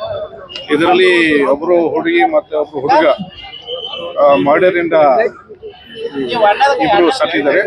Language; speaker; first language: Kannada; non-native, local second language; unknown